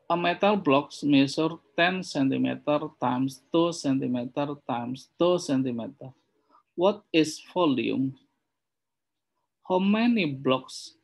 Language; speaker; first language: English; non-native, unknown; Indonesian